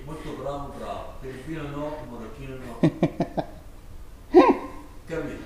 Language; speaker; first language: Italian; non-native, learner; Filipino